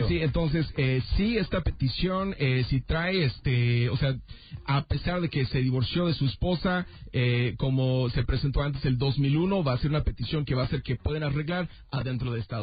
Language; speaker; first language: Spanish; native; Spanish